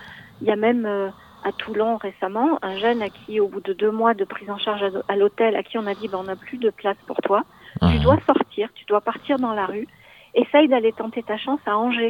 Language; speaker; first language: French; native; French